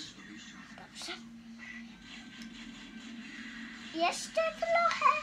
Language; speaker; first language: Polish; early bilingual, other home language; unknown